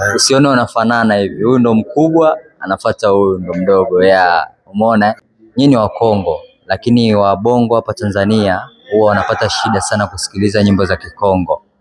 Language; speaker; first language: Swahili; native; Swahili